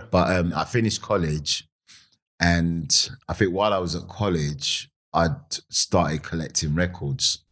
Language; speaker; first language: English; native; English